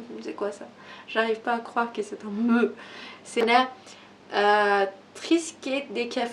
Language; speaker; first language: French; non-native, learner; Persian